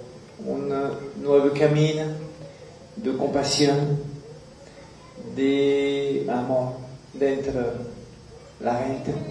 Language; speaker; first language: Spanish; non-native, learner; French